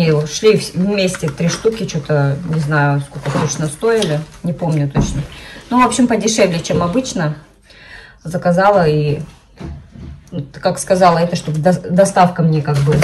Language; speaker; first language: Russian; native; Russian